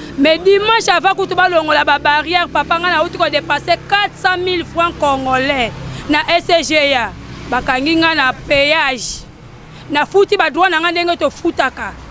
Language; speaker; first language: Lingala; non-native, local second language; Kongo